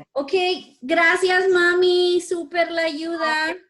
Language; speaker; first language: Spanish; early bilingual, heritage; Spanish